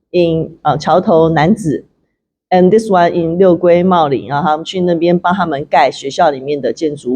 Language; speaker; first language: Chinese; native; Chinese